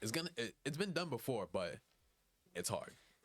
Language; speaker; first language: English; native; English